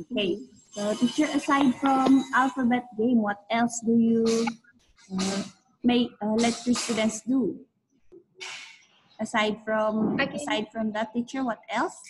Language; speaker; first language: English; non-native, fluent; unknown